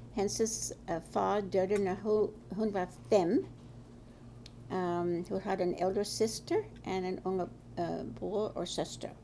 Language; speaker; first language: Norwegian; early bilingual, heritage; Norwegian